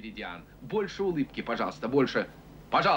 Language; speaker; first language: Russian; native; Russian